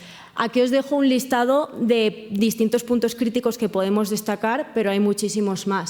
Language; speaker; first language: Spanish; native; Spanish